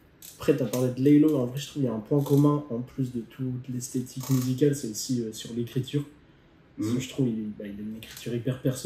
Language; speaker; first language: French; native; French